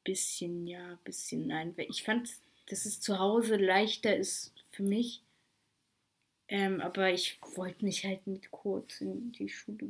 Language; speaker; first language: German; early bilingual, other home language; Russian